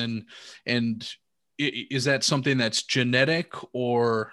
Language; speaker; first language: English; native; English